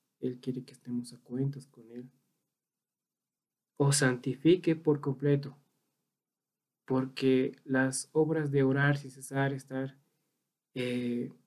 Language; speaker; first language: Spanish; native; Spanish